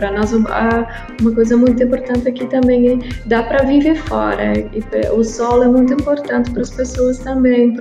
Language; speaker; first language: Portuguese; non-native, learner; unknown